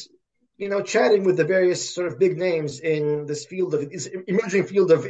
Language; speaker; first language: English; early bilingual, other home language; Russian